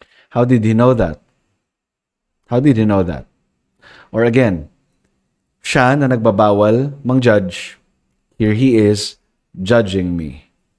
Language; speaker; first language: English; non-native, local second language; Filipino